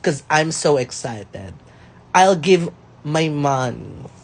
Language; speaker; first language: English; non-native, local second language; Filipino